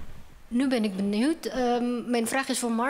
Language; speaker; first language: Dutch; non-native, fluent; Indonesian